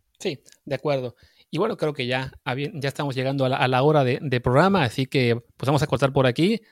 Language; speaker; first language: Spanish; native; Spanish